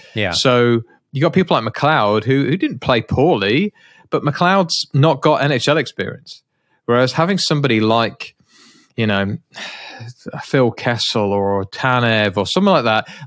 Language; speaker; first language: English; native; English